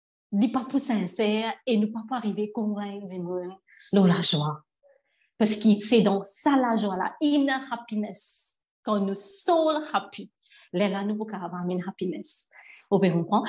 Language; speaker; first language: French; non-native, local second language; Morisyen